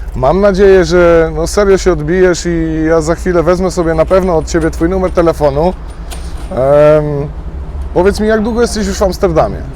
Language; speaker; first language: Polish; native; Polish